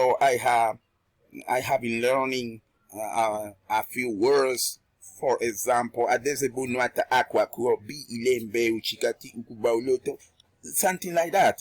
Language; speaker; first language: English; non-native, learner; Spanish